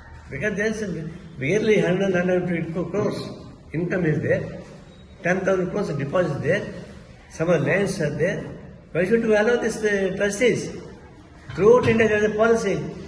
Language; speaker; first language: English; non-native, local second language; Telugu